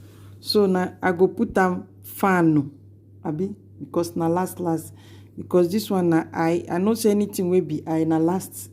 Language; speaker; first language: English; non-native, local second language; Nigerian Pidgin